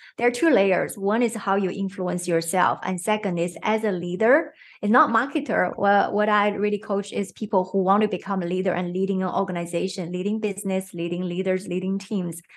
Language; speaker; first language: English; non-native, fluent; Chinese